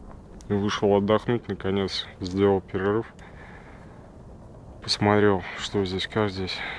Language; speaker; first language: Russian; native; Russian